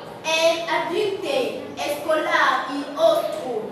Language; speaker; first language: Spanish; non-native, learner; French